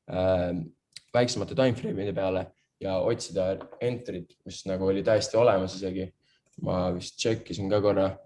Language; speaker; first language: Estonian; native; Estonian